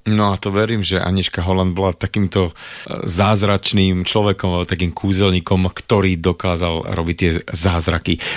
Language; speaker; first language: Slovak; native; Slovak